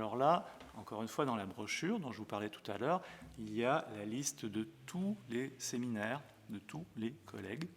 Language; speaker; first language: French; native; French